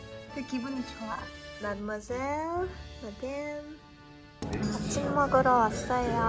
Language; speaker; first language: Korean; early bilingual, other home language; English